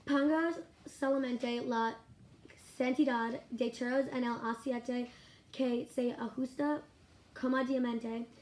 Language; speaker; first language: Spanish; non-native, learner; English